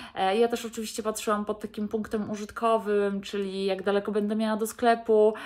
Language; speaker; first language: Polish; native; Polish